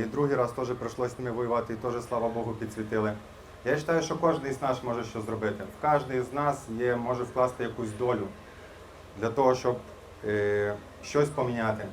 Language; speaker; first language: Ukrainian; non-native, local second language; Russian